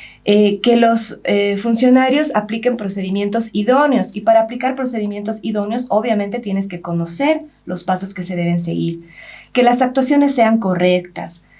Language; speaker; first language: Spanish; native; Spanish